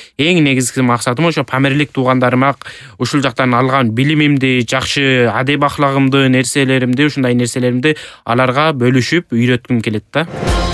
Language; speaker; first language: Kyrgyz; early bilingual, heritage; Kyrgyz